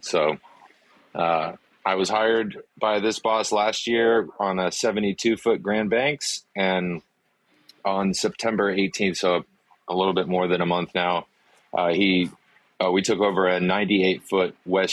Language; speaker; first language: English; early bilingual, other home language; Afrikaans